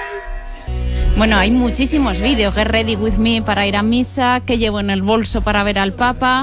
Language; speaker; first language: Spanish; native; Spanish